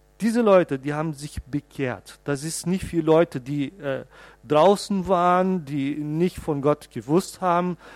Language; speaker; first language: German; non-native, fluent; Portuguese